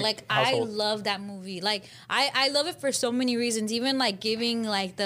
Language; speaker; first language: English; early bilingual, other home language; Spanish